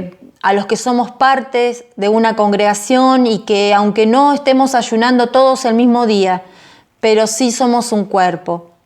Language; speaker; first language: Spanish; native; Spanish